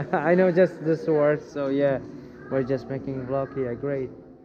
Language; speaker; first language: English; non-native, learner; Uzbek